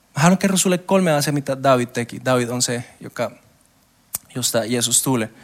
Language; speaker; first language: Finnish; non-native, learner; Spanish